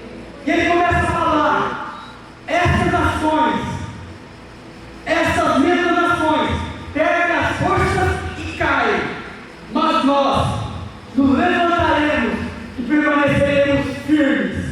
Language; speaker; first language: Portuguese; native; Portuguese